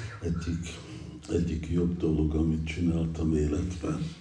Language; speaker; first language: Hungarian; early bilingual, heritage; English